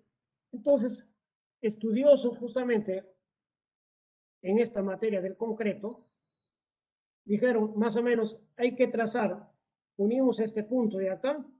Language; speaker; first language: Spanish; native; Spanish